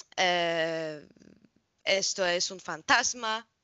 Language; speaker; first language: Spanish; non-native, learner; Polish